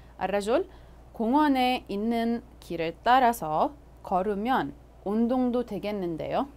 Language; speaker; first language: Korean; non-native, fluent; Arabic